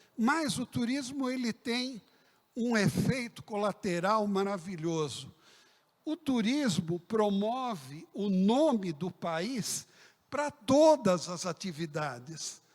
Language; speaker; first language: Portuguese; early bilingual, other home language; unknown